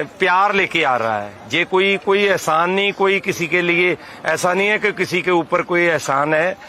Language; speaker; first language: Urdu; non-native, local second language; Punjabi